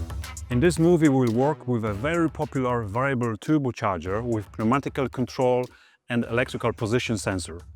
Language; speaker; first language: English; non-native, fluent; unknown